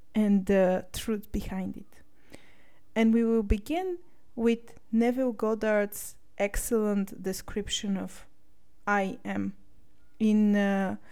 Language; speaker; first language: English; non-native, fluent; Bulgarian